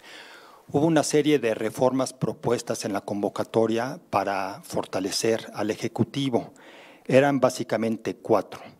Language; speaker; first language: Spanish; native; Spanish